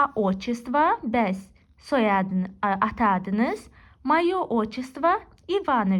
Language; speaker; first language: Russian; non-native, local second language; Azerbaijani